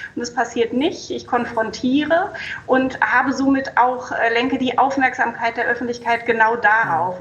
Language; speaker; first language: German; native; German